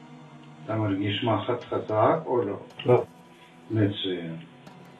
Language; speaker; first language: Hebrew; non-native, fluent; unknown